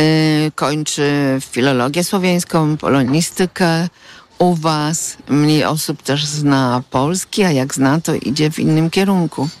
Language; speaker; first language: Polish; native; Polish